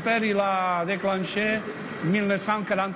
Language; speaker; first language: French; non-native, learner; Spanish